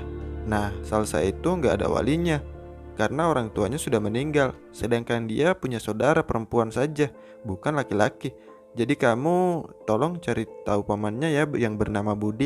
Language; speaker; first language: Indonesian; native; Indonesian